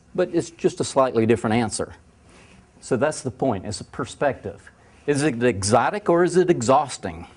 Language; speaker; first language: English; native; English